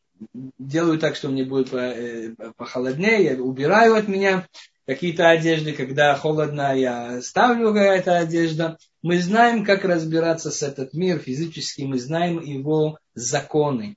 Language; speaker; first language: Russian; non-native, fluent; Hebrew